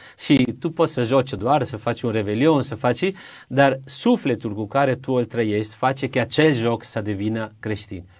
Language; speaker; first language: Romanian; non-native, fluent; Italian